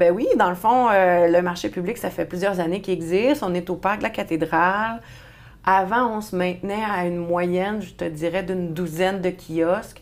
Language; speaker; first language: French; native; French